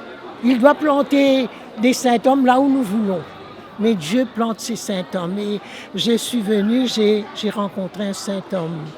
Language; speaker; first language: French; non-native, local second language; Morisyen